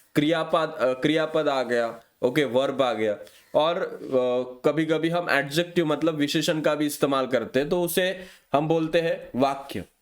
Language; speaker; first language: Hindi; non-native, local second language; Marathi